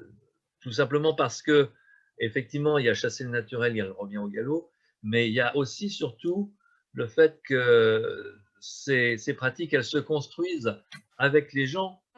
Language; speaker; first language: French; native; French